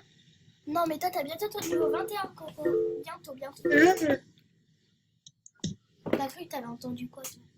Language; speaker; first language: French; native; French